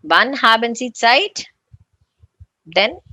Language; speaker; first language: German; non-native, learner; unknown